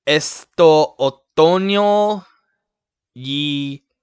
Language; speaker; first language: Spanish; non-native, learner; English